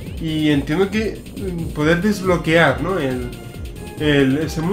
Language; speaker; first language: Spanish; native; Spanish